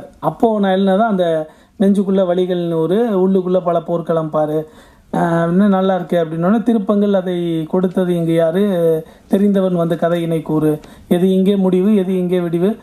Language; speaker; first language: Tamil; native; Tamil